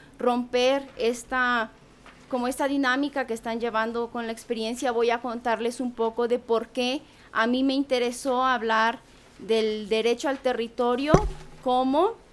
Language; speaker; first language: Spanish; non-native, local second language; Tzeltal